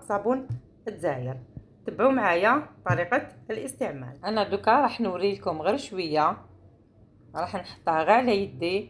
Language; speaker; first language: Arabic; native; Arabic